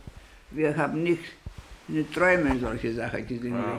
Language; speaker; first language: German; non-native, learner; Greek